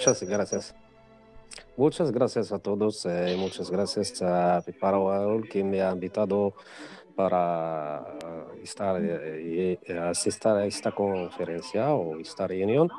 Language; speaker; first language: Spanish; non-native, fluent; Arabic